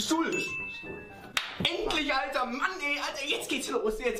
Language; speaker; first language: German; native; German